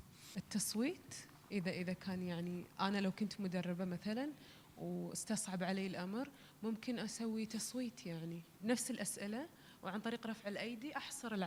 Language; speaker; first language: Arabic; native; Arabic